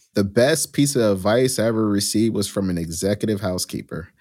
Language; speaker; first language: English; native; English